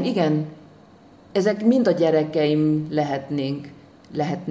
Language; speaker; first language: Hungarian; non-native, fluent; German